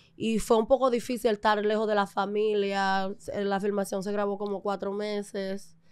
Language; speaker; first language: Spanish; early bilingual, other home language; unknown